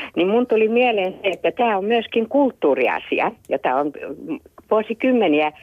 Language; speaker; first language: Finnish; native; Finnish